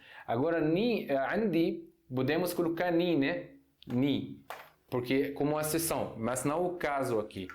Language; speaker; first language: Portuguese; non-native, fluent; Arabic